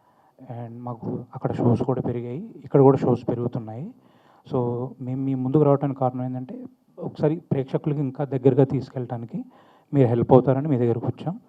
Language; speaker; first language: Telugu; native; Telugu